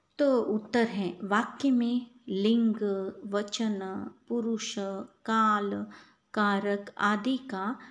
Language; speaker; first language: Hindi; non-native, local second language; Kannada